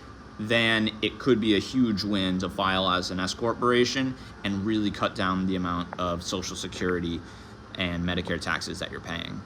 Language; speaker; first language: English; native; English